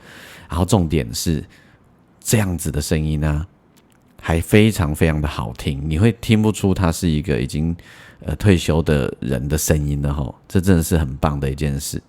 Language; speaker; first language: Chinese; native; Chinese